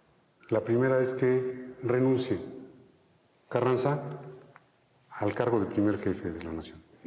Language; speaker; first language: Spanish; native; Spanish